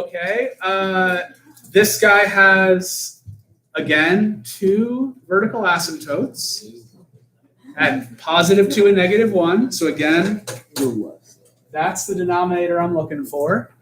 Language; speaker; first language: English; native; English